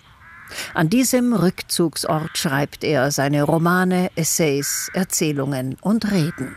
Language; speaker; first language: German; native; German